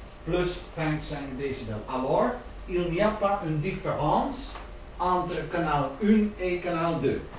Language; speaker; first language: French; non-native, learner; Dutch